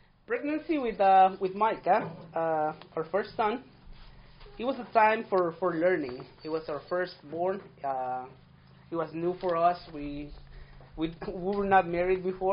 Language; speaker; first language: English; non-native, fluent; Spanish